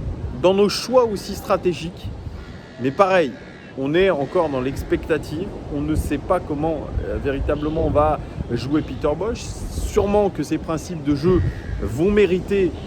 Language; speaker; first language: French; native; French